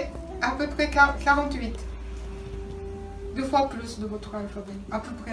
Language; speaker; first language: French; non-native, learner; Japanese